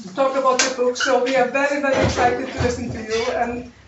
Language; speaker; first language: English; non-native, fluent; Icelandic